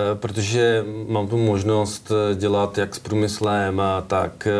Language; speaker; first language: Czech; native; Czech